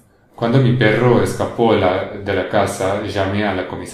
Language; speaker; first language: Spanish; non-native, learner; English